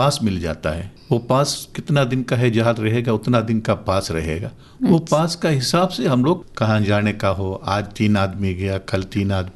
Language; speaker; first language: Hindi; non-native, local second language; Divehi